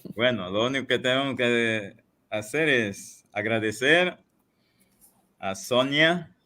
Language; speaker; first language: Spanish; non-native, learner; Portuguese